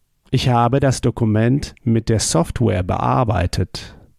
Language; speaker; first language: German; native; German